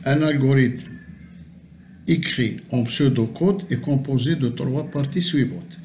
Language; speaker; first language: French; non-native, local second language; Arabic